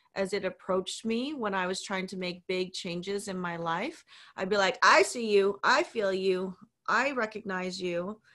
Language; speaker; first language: English; native; English